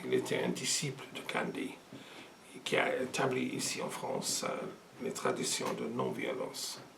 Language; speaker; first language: French; non-native, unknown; English